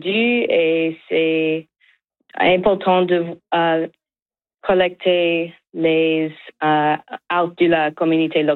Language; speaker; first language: French; non-native, learner; English